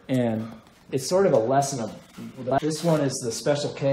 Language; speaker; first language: English; native; English